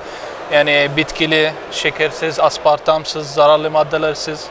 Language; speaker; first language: Turkish; non-native, fluent; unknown